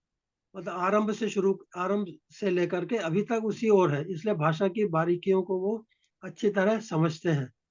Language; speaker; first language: Hindi; native; Hindi